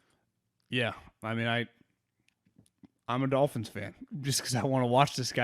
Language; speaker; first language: English; native; English